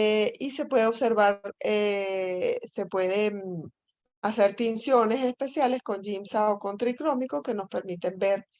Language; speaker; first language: Spanish; native; Spanish